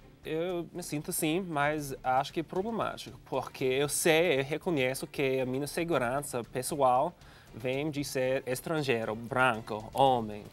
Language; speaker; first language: Portuguese; non-native, fluent; English